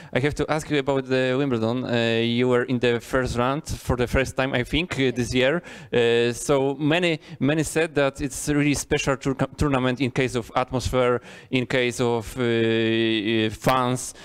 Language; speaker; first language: English; non-native, fluent; Polish